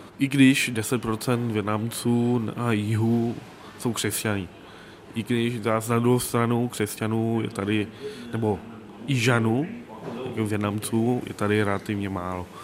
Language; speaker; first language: Czech; non-native, fluent; Vietnamese